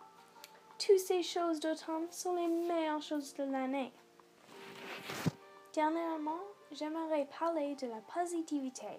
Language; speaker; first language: French; non-native, local second language; English